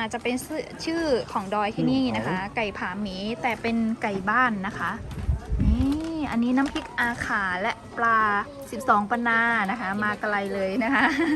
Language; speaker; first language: Thai; native; Thai